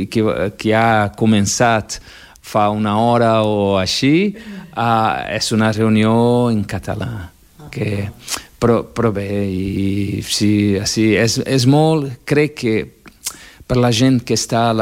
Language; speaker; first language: Catalan; non-native, fluent; Portuguese